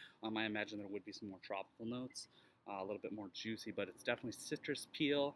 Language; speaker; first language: English; native; English